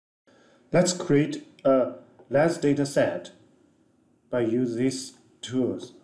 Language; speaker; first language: English; non-native, fluent; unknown